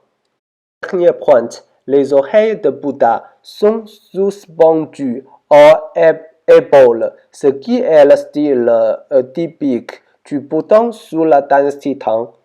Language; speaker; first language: French; non-native, learner; Chinese